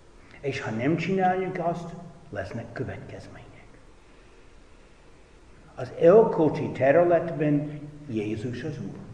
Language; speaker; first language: Hungarian; non-native, fluent; English